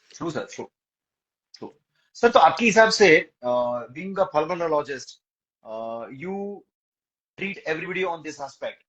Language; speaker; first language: Hindi; native; Hindi